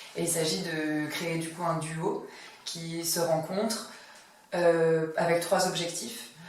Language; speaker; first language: French; native; French